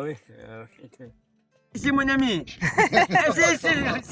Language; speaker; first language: French; non-native, learner; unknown